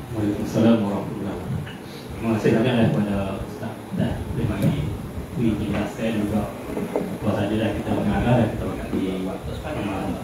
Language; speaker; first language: Malay; native; Malay